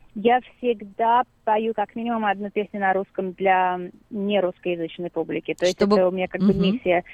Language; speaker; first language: Russian; native; Russian